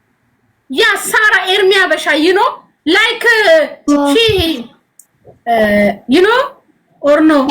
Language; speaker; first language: English; non-native, learner; Amharic